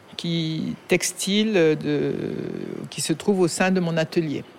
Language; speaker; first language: French; native; French